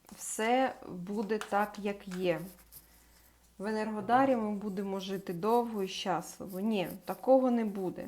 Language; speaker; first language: Ukrainian; non-native, local second language; Russian